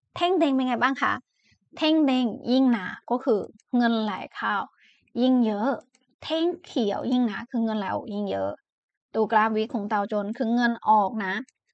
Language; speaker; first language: Thai; non-native, fluent; Chinese